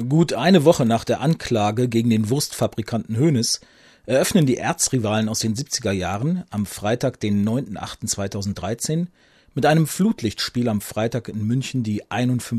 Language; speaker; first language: German; native; German